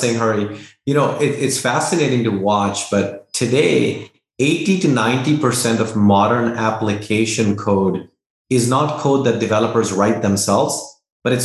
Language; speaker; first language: English; non-native, local second language; Hindi